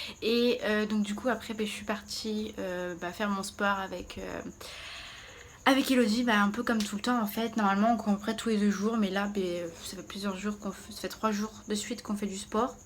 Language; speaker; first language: French; native; French